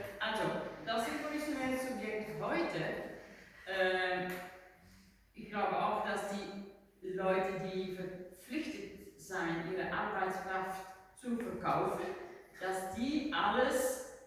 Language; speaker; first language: German; non-native, learner; Dutch